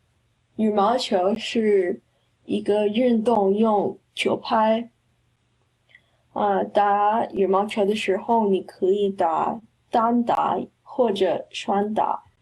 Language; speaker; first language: Chinese; non-native, learner; English